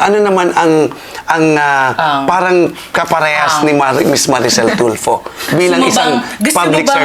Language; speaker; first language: Filipino; non-native, local second language; Bikol